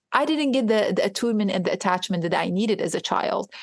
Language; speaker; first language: English; non-native, fluent; Arabic